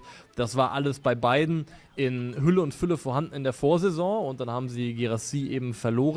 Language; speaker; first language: German; native; German